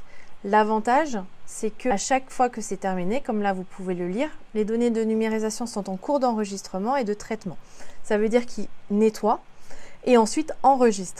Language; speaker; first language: French; native; French